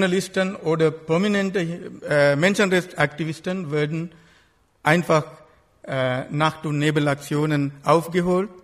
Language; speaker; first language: German; non-native, fluent; Sinhala